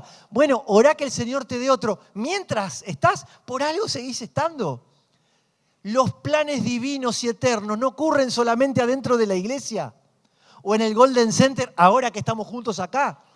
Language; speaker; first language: Spanish; native; Spanish